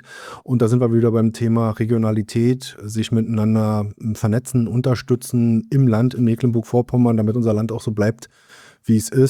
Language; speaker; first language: German; native; German